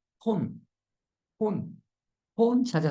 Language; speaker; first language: Korean; non-native, fluent; Russian